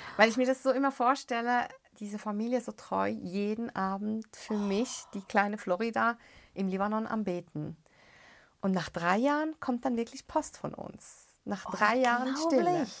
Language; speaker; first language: German; early bilingual, other home language; Arabic